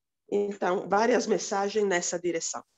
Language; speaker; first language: Portuguese; non-native, fluent; Italian